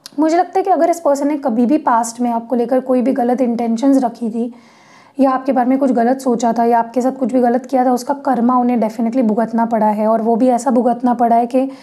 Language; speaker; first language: Hindi; non-native, local second language; Marathi